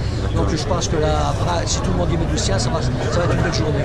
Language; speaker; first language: French; native; French